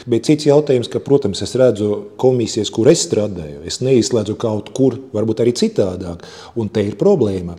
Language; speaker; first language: Latvian; non-native, local second language; Russian